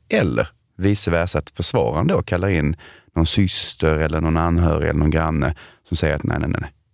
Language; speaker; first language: Swedish; native; Swedish